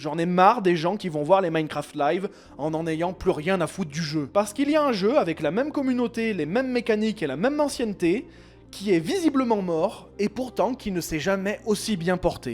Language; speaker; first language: French; native; French